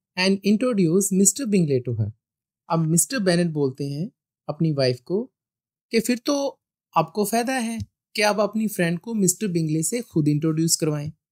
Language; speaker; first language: Hindi; non-native, local second language; Punjabi